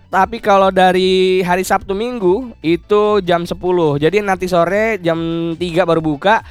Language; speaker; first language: Indonesian; native; Indonesian